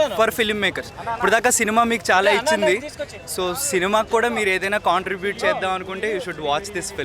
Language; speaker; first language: Telugu; native; Telugu